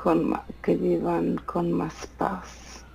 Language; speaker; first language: Spanish; non-native, fluent; Italian